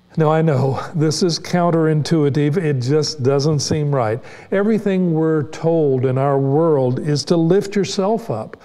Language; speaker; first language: English; native; English